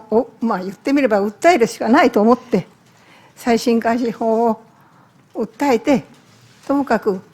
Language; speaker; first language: Japanese; native; Japanese